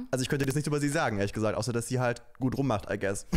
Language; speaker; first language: German; native; German